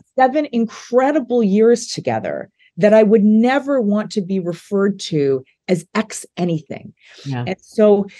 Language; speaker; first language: English; native; English